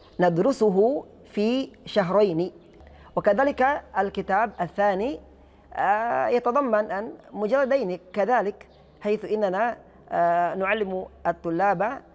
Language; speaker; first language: Arabic; non-native, fluent; Indonesian